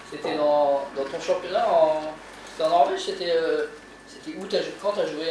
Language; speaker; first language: French; native; French